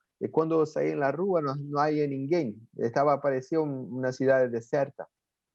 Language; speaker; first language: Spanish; non-native, fluent; Portuguese